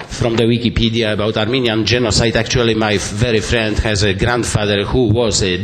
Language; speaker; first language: English; non-native, fluent; Polish